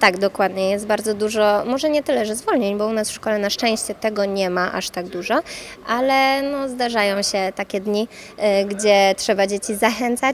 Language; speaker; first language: Polish; native; Polish